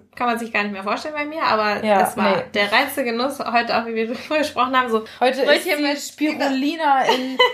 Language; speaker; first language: German; early bilingual, other home language; Spanish